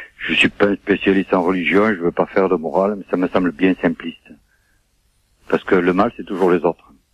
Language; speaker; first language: French; native; French